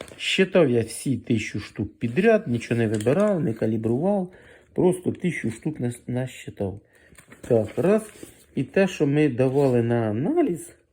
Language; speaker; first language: Ukrainian; native; Ukrainian